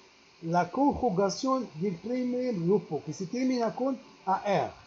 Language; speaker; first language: Spanish; non-native, learner; Arabic